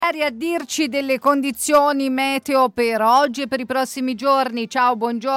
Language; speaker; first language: Italian; native; Italian